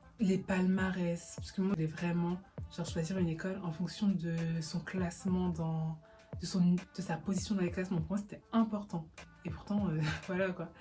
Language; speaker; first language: French; early bilingual, other home language; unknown